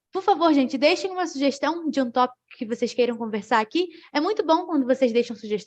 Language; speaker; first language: Portuguese; native; Portuguese